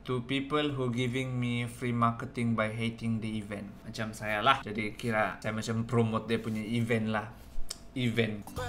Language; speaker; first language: English; non-native, local second language; Malay